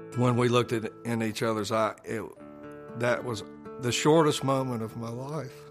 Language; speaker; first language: English; native; English